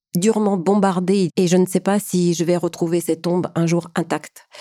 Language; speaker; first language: French; non-native, fluent; Ukrainian